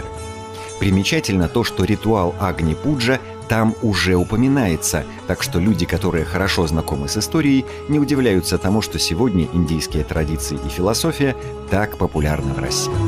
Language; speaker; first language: Russian; native; Russian